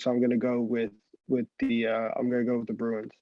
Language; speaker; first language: English; native; English